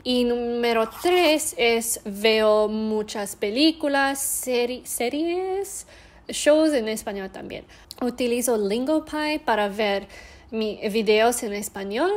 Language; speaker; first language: Spanish; non-native, learner; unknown